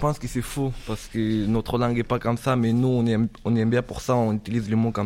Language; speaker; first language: French; non-native, learner; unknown